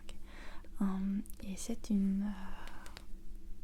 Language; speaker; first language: French; non-native, fluent; English